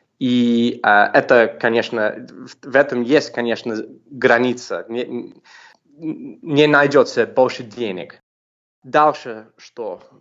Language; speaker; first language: Russian; non-native, fluent; English